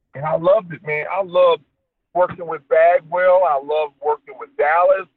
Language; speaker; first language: English; native; English